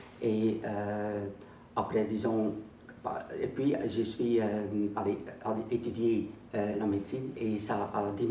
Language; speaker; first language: French; non-native, local second language; Dutch